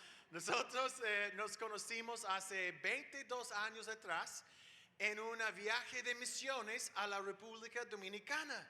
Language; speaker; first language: Spanish; non-native, fluent; English